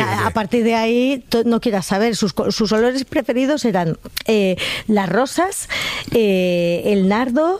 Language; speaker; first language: Spanish; native; Spanish